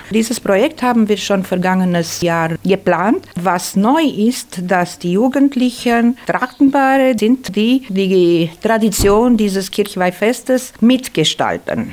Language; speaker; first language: German; native; German